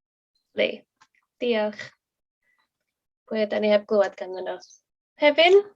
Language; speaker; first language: Welsh; native; Welsh